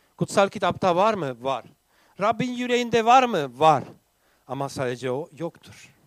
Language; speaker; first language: Turkish; non-native, fluent; English